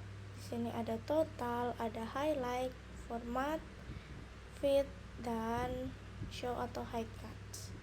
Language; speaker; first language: Indonesian; native; Indonesian